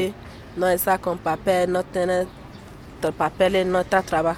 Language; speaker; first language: Spanish; non-native, learner; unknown